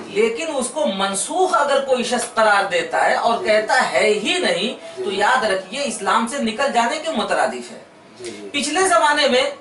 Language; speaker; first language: Urdu; native; Urdu